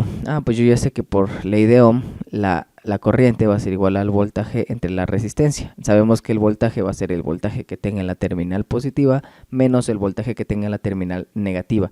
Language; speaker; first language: Spanish; native; Spanish